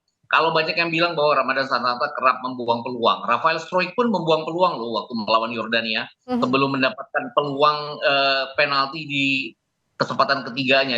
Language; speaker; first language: Indonesian; native; Indonesian